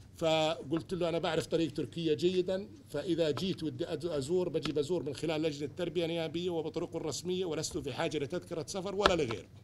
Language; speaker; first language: Arabic; native; Arabic